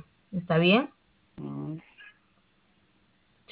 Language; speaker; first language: Spanish; native; Spanish